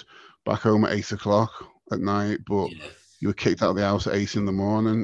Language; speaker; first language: English; native; English